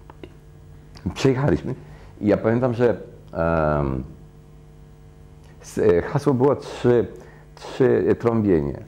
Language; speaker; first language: Polish; early bilingual, heritage; Polish